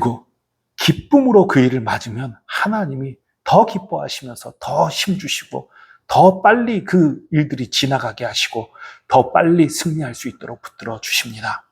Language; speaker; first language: Korean; native; Korean